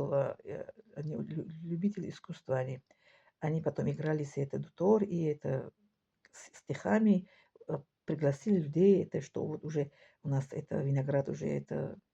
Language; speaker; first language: Russian; non-native, local second language; Tajik